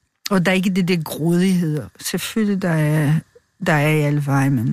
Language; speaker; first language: Danish; non-native, fluent; Portuguese